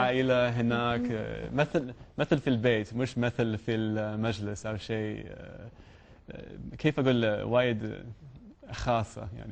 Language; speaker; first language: Arabic; non-native, learner; English